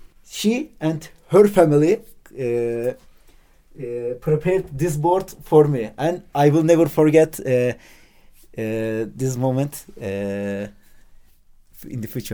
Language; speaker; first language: English; non-native, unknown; Turkish